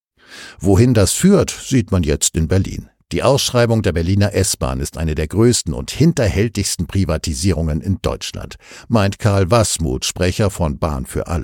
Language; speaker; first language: German; native; German